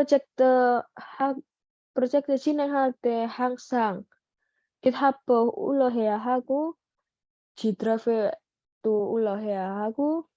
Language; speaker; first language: Korean; non-native, learner; Indonesian